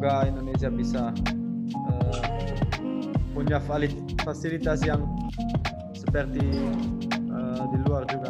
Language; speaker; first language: Indonesian; non-native, learner; Dutch